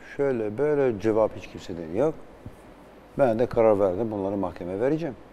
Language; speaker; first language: Turkish; non-native, fluent; Albanian